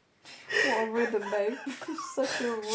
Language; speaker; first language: English; native; English